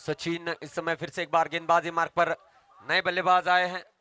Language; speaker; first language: Hindi; non-native, local second language; Marathi